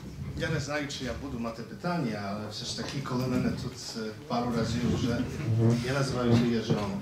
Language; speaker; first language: Ukrainian; native; Ukrainian